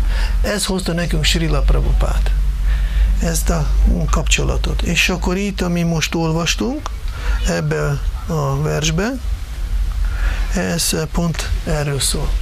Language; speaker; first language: Hungarian; non-native, fluent; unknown